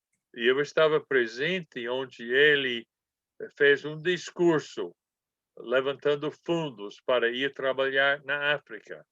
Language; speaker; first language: Portuguese; non-native, fluent; English